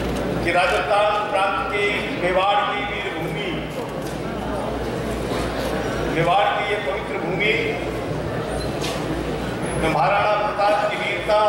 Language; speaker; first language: Hindi; native; Hindi